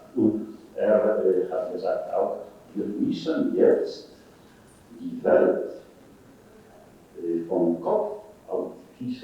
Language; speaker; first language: German; non-native, fluent; Polish